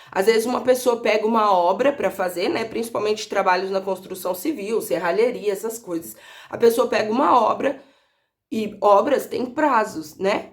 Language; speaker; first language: Portuguese; native; Portuguese